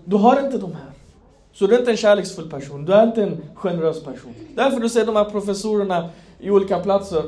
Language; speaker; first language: Swedish; non-native, fluent; Persian